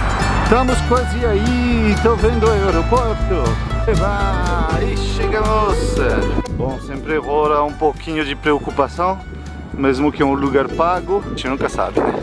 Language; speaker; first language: Portuguese; non-native, fluent; French